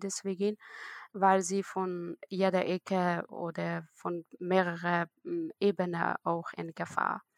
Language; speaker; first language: German; non-native, learner; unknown